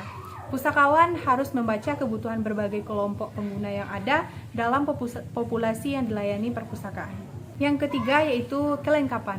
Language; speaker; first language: Indonesian; native; Indonesian